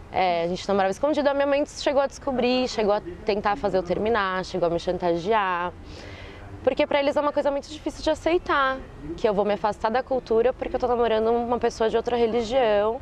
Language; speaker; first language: Portuguese; early bilingual, other home language; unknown